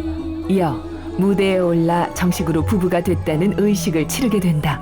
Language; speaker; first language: Korean; native; Korean